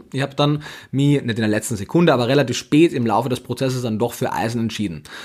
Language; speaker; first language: German; native; German